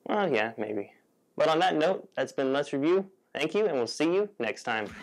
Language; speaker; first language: English; native; English